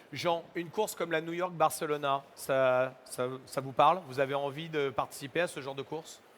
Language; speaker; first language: French; native; French